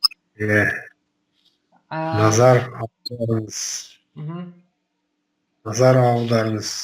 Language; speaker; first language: Kazakh; non-native, local second language; Russian